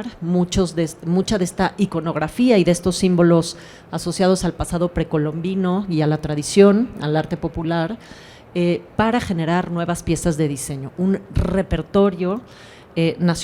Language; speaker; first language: Spanish; native; Spanish